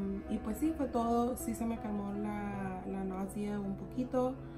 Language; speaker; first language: Spanish; early bilingual, heritage; Spanish